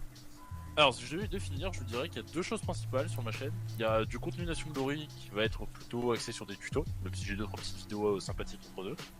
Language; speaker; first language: French; native; French